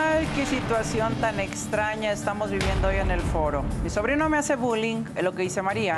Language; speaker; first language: Spanish; native; Spanish